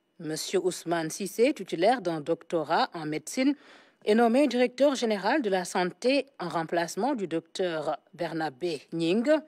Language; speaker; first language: French; non-native, local second language; Wolof